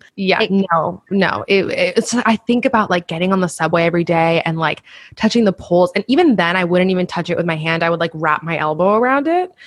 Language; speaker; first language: English; native; English